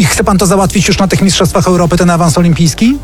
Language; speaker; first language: Polish; native; Polish